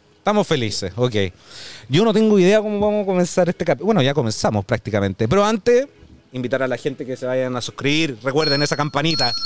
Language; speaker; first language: Spanish; native; Spanish